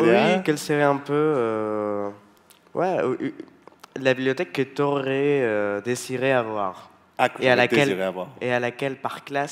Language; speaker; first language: French; non-native, fluent; Spanish